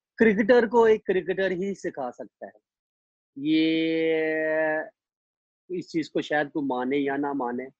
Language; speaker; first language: Urdu; non-native, local second language; Punjabi